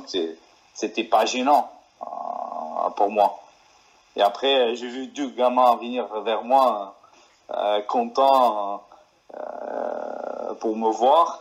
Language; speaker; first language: French; non-native, fluent; Portuguese